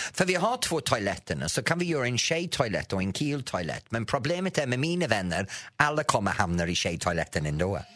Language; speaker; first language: Swedish; non-native, fluent; English